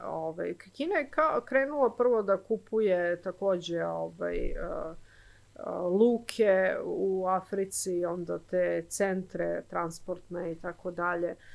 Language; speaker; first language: Serbian; native; Serbian